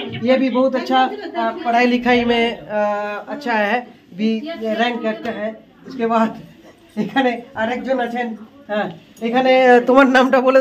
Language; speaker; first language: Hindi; non-native, local second language; Bangla